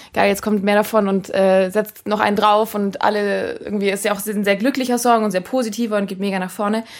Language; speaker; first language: German; native; German